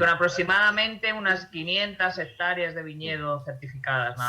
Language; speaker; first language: Spanish; native; Spanish